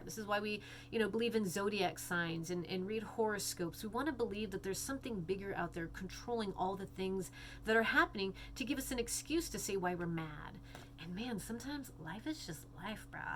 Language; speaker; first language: English; native; English